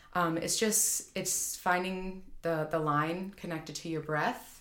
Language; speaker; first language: English; native; English